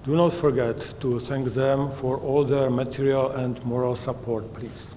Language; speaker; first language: English; non-native, fluent; Czech